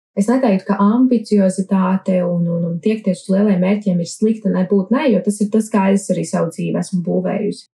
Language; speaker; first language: Latvian; native; Latvian